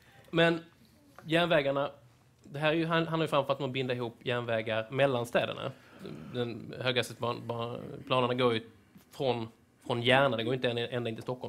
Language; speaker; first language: Swedish; native; Swedish